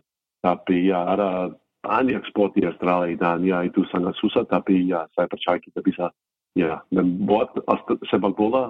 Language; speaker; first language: Indonesian; non-native, fluent; English